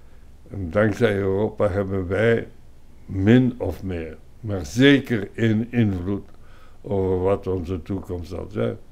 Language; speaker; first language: Dutch; non-native, local second language; French